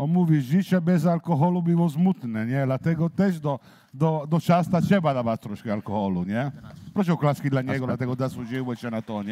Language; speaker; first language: Polish; non-native, learner; Italian